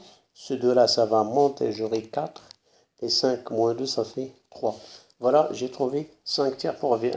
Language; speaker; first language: French; non-native, local second language; Arabic